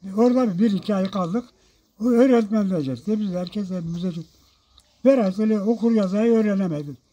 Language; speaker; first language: Turkish; non-native, local second language; Zaza